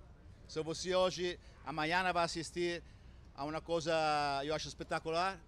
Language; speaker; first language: Portuguese; non-native, fluent; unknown